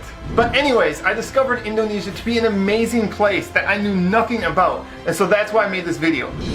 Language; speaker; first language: English; native; English